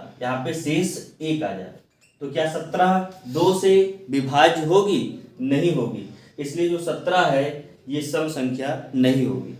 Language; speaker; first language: Hindi; native; Hindi